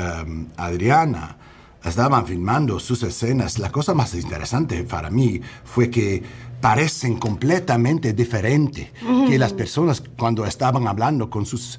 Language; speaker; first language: Spanish; non-native, learner; English